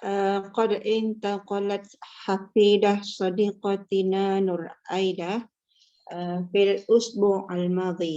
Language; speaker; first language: Arabic; non-native, learner; Malay